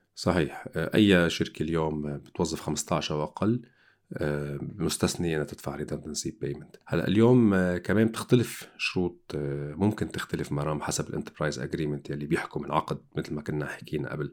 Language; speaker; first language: Arabic; native; Arabic